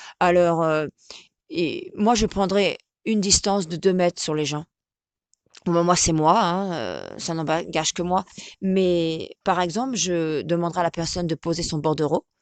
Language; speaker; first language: French; native; French